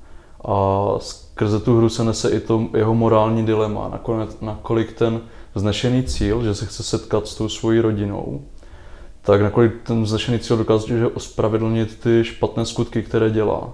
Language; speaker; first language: Czech; native; Czech